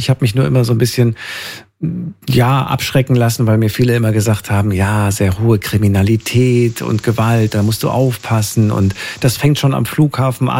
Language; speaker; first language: German; native; German